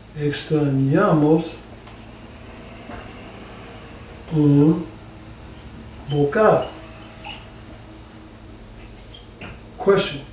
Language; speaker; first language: Spanish; non-native, learner; English